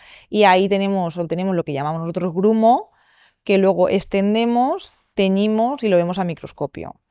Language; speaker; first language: Spanish; native; Spanish